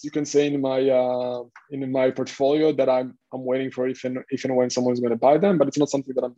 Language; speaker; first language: English; non-native, fluent; Hebrew